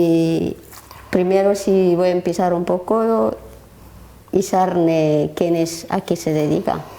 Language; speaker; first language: Spanish; non-native, learner; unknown